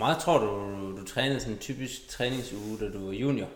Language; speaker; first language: Danish; native; Danish